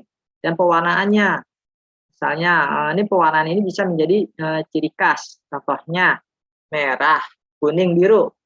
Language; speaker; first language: Indonesian; native; Indonesian